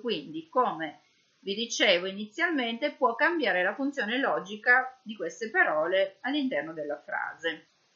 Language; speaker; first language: Italian; native; Italian